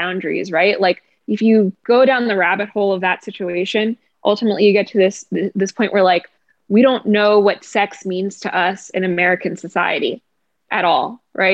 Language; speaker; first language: English; native; English